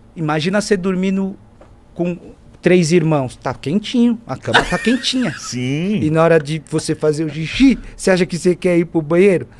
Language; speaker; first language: Portuguese; native; Portuguese